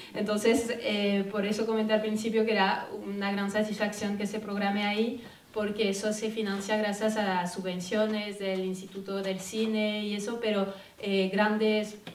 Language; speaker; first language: Spanish; non-native, fluent; French